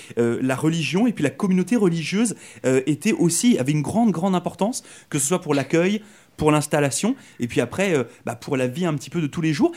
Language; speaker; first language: French; native; French